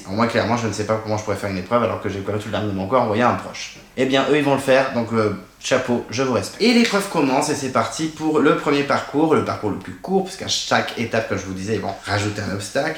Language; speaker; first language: French; native; French